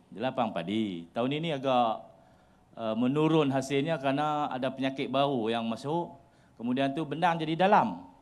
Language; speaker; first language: Malay; native; Malay